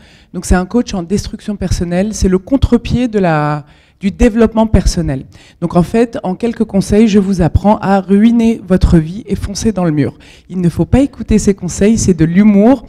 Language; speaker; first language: French; native; French